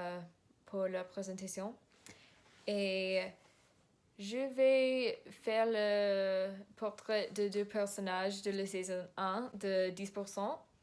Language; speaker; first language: French; non-native, learner; English